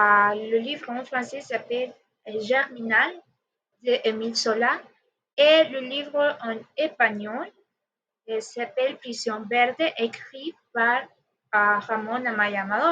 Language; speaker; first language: French; non-native, learner; Spanish